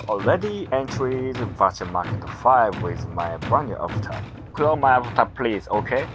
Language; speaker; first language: English; non-native, learner; Japanese